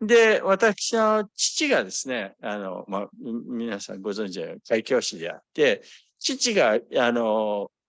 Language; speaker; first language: Japanese; early bilingual, other home language; English